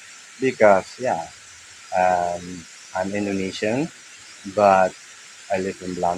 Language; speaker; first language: English; early bilingual, heritage; Dutch